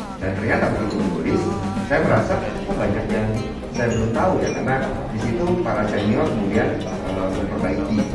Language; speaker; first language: Indonesian; non-native, local second language; Minangkabau